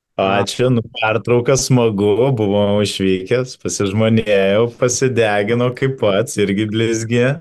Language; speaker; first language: Lithuanian; native; Lithuanian